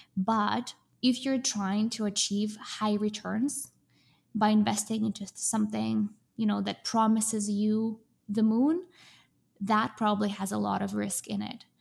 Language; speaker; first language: English; non-native, fluent; Russian